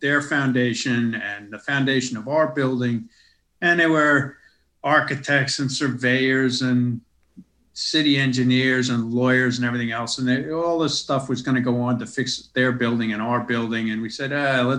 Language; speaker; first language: English; native; English